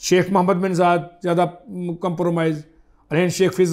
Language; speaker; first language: Arabic; non-native, learner; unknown